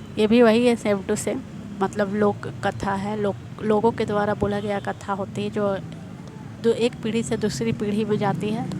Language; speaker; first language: Hindi; native; Hindi